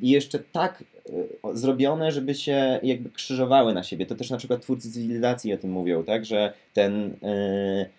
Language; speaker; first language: Polish; native; Polish